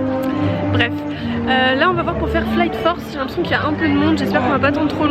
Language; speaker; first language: French; native; French